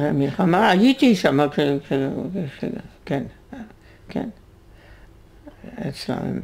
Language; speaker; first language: Hebrew; non-native, fluent; French